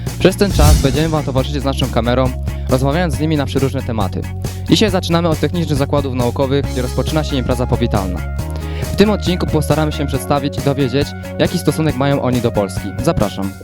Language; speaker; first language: Polish; native; Polish